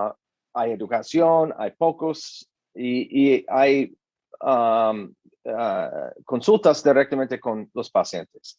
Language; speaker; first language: Spanish; non-native, learner; English